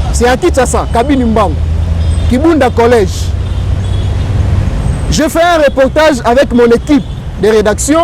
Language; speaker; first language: French; non-native, local second language; Lingala